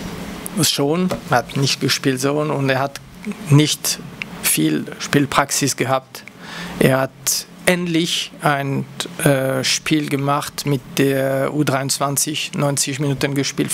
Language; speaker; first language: German; non-native, local second language; French